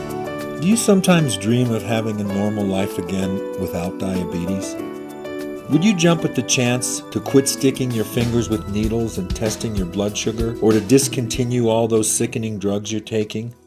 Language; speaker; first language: English; native; English